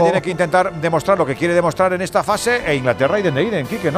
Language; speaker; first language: Spanish; native; Spanish